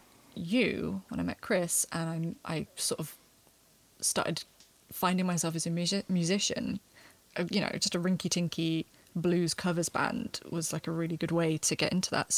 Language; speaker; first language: English; native; English